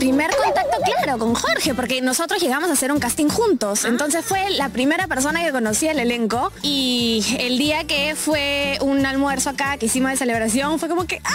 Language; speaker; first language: Spanish; native; Spanish